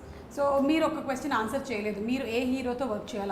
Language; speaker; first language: Telugu; native; Telugu